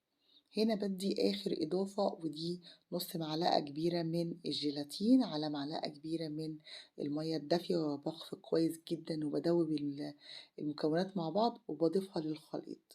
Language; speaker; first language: Arabic; native; Arabic